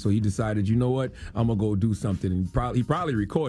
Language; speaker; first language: English; native; English